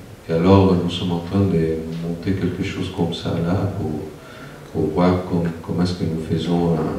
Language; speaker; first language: French; non-native, fluent; Spanish